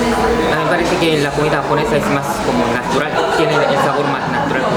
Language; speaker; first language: Spanish; non-native, fluent; Korean